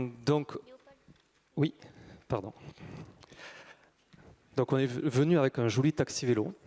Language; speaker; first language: French; native; French